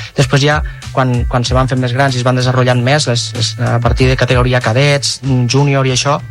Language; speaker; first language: Catalan; native; Catalan